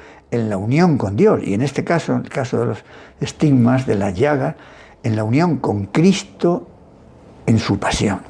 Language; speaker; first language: Spanish; native; Spanish